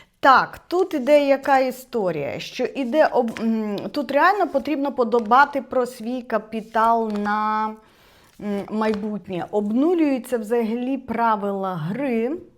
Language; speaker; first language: Ukrainian; non-native, local second language; Russian